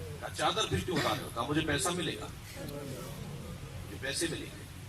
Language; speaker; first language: Urdu; native; Urdu